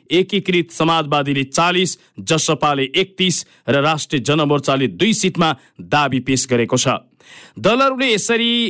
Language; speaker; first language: Nepali; native; Nepali